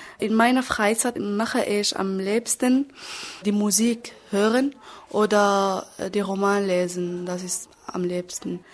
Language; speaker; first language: German; non-native, learner; Arabic